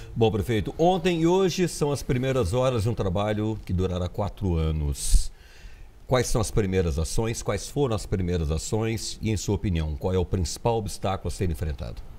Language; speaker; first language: Portuguese; native; Portuguese